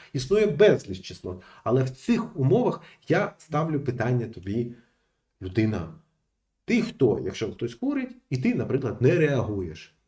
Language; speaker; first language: Ukrainian; non-native, local second language; Russian